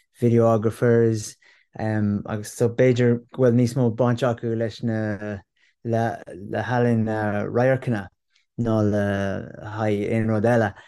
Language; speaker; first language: Irish; non-native, local second language; English